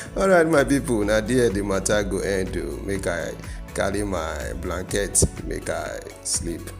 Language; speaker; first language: Nigerian Pidgin; non-native, local second language; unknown